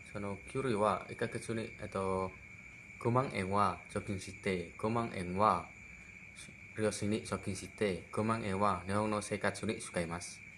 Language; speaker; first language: Japanese; non-native, learner; Indonesian